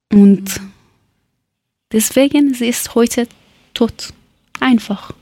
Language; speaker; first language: German; non-native, learner; Persian